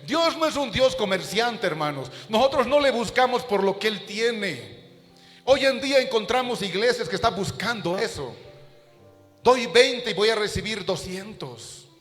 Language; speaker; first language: Spanish; native; Spanish